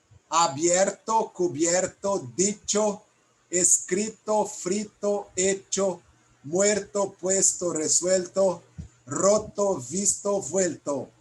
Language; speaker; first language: Spanish; non-native, fluent; Portuguese